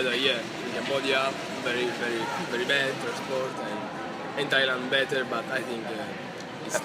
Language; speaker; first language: English; non-native, learner; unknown